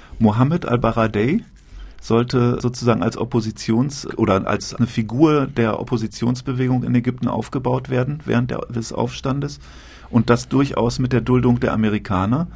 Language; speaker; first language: German; native; German